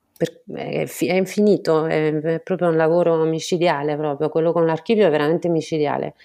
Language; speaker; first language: Italian; non-native, fluent; French